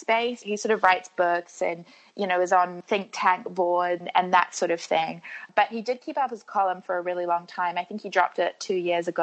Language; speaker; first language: English; native; English